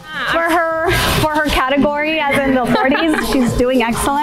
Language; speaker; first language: English; early bilingual, other home language; Spanish